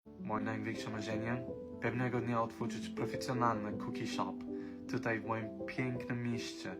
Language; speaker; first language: Polish; early bilingual, other home language; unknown